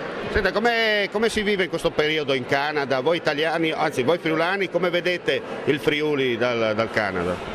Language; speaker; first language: Italian; native; Italian